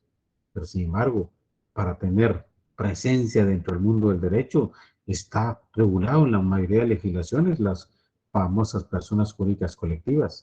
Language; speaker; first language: Spanish; native; Spanish